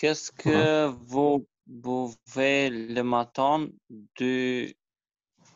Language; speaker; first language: French; non-native, learner; Albanian